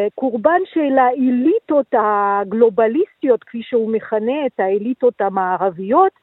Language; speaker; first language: Hebrew; non-native, fluent; Russian